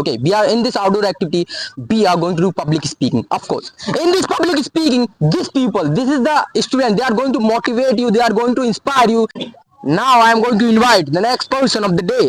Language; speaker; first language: English; non-native, fluent; Hindi